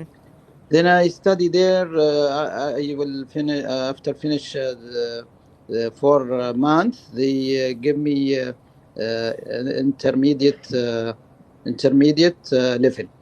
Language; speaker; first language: English; non-native, learner; Arabic